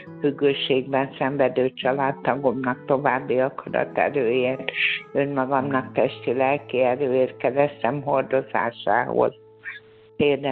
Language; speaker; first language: Hungarian; native; Hungarian